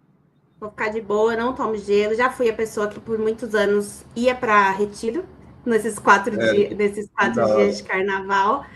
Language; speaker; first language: Portuguese; native; Portuguese